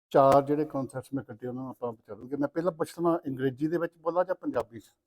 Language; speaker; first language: Punjabi; early bilingual, other home language; English